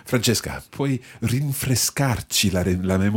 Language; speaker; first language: Italian; non-native, fluent; English